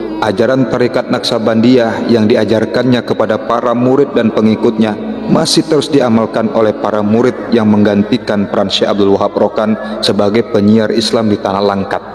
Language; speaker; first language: Indonesian; native; Indonesian